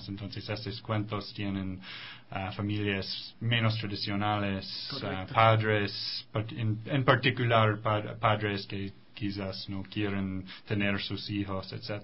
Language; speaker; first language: Spanish; non-native, fluent; English